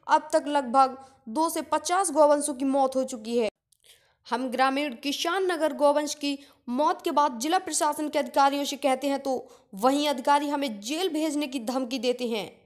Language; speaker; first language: Hindi; native; Hindi